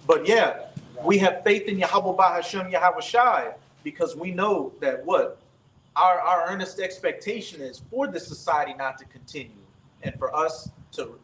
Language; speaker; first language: English; native; English